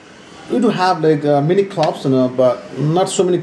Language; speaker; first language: English; non-native, learner; Nepali